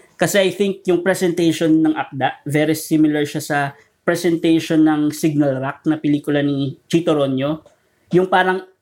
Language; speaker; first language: Filipino; non-native, local second language; Hiligaynon